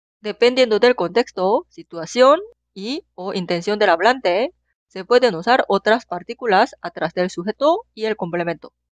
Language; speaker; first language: Spanish; non-native, fluent; Korean